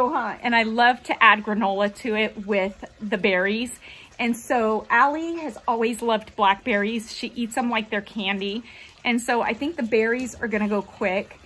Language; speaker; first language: English; native; English